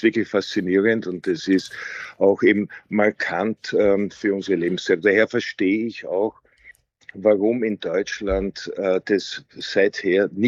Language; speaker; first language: German; native; German